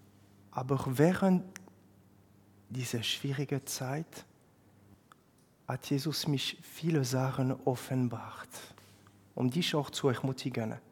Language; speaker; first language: German; non-native, fluent; French